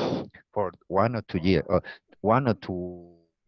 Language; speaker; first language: English; non-native, learner; Spanish